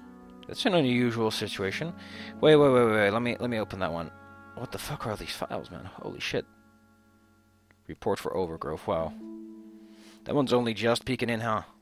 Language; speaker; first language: English; non-native, fluent; Dutch